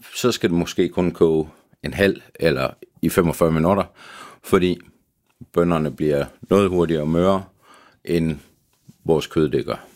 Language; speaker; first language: Danish; native; Danish